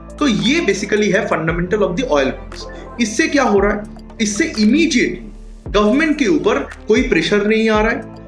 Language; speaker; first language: Hindi; non-native, local second language; Bangla